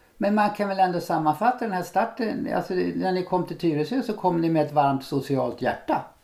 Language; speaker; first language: Swedish; native; Swedish